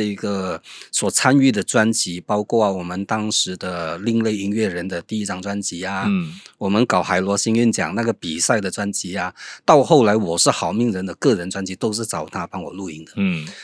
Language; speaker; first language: Chinese; non-native, local second language; Min Nan Chinese